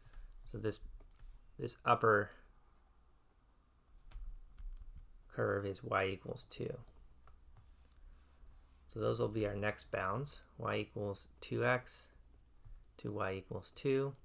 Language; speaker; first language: English; native; English